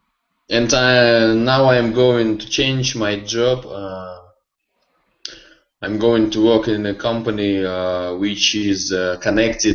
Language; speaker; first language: English; non-native, learner; Russian